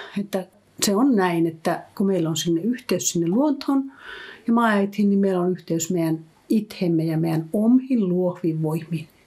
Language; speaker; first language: Finnish; native; Finnish